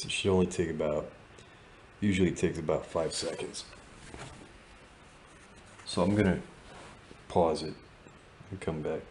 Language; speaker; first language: English; native; English